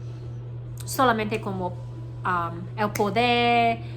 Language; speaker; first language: Spanish; non-native, learner; Cantonese